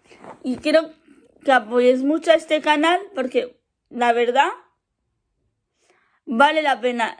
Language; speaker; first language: Spanish; early bilingual, other home language; Arabic